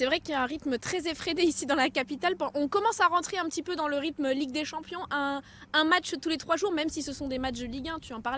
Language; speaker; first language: French; native; French